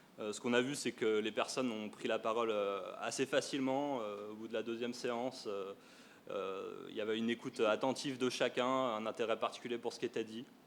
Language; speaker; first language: French; native; French